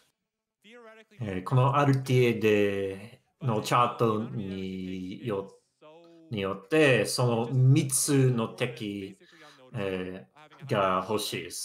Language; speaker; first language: Japanese; non-native, learner; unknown